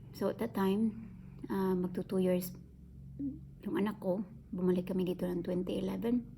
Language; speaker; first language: Filipino; non-native, local second language; Cebuano